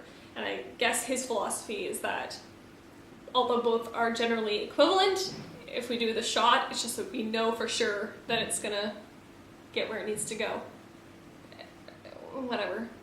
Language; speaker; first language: English; native; English